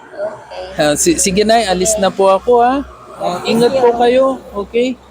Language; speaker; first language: Filipino; non-native, learner; Urdu